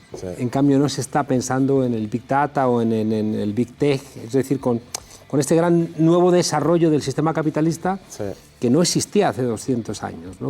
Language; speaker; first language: Spanish; native; Spanish